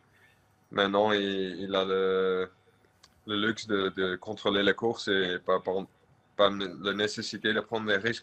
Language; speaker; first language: French; non-native, local second language; Dutch